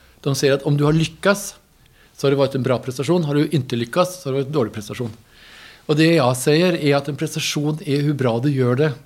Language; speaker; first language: Swedish; native; Swedish